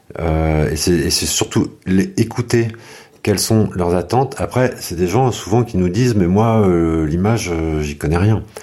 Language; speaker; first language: French; native; French